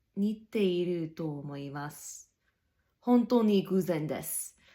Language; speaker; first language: Japanese; non-native, learner; English